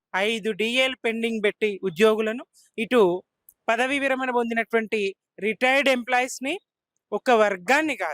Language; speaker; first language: Telugu; native; Telugu